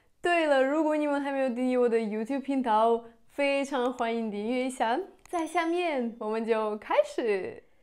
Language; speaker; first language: Chinese; non-native, fluent; Russian